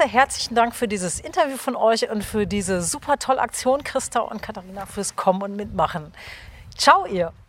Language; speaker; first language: German; native; German